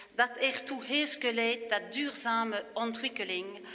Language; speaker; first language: Dutch; non-native, local second language; French